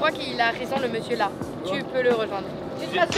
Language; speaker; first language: French; native; French